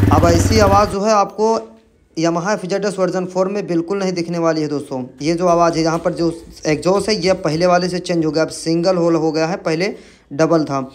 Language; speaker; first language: Hindi; native; Hindi